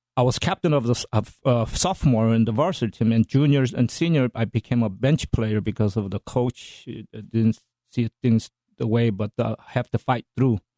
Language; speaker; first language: English; non-native, fluent; Korean